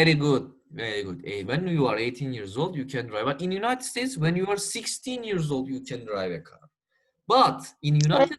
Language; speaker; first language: English; non-native, fluent; Turkish